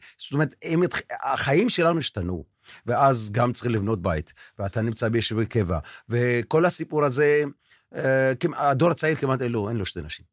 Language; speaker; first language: Hebrew; non-native, local second language; Arabic